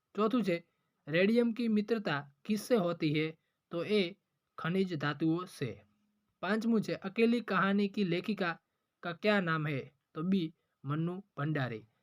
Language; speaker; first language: Hindi; non-native, local second language; Gujarati